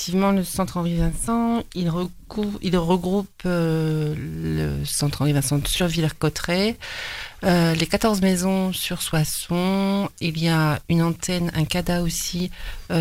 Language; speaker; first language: French; native; French